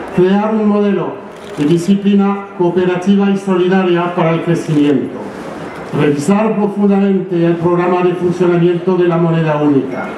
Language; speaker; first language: Spanish; non-native, fluent; French